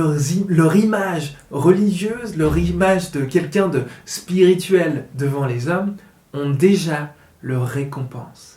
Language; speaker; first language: French; native; French